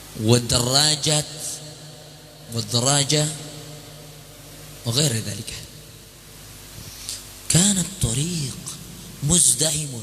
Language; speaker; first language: Arabic; non-native, fluent; Indonesian